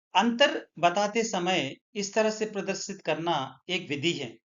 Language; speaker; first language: Hindi; non-native, local second language; Telugu